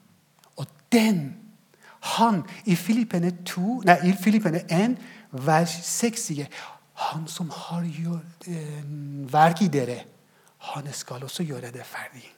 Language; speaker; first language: Norwegian; non-native, fluent; Persian